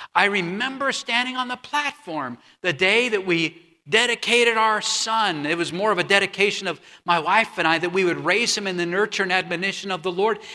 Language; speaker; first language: English; native; English